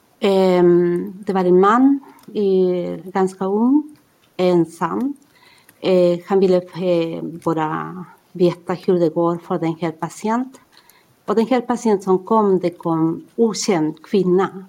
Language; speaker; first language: Swedish; non-native, fluent; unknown